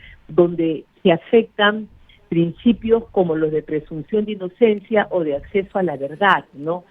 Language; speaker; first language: Spanish; native; Spanish